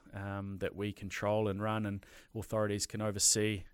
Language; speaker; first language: English; native; English